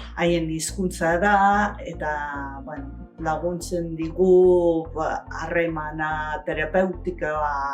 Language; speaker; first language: Basque; non-native, learner; English